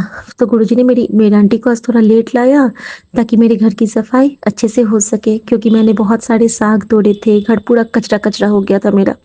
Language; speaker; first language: Hindi; native; Hindi